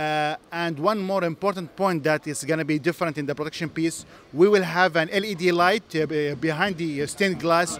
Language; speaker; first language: English; non-native, fluent; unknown